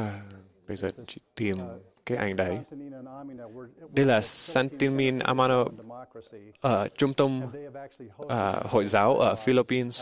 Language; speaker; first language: Vietnamese; non-native, fluent; English